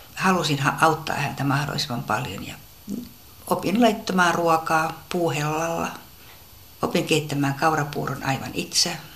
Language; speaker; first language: Finnish; native; Finnish